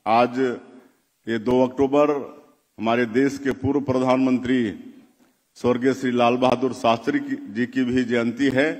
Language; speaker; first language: Hindi; native; Hindi